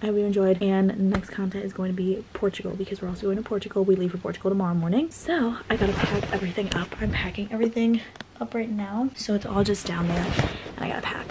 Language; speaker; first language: English; native; English